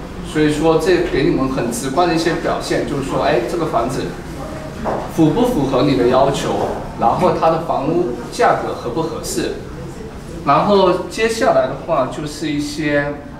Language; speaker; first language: Chinese; native; Chinese